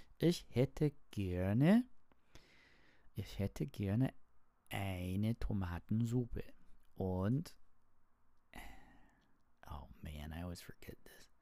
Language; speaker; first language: German; non-native, learner; English